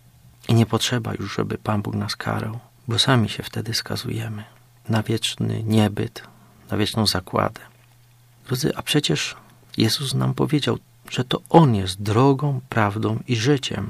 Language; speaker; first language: Polish; native; Polish